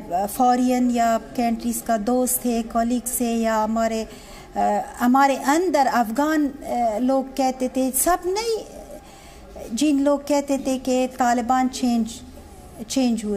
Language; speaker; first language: Hindi; non-native, learner; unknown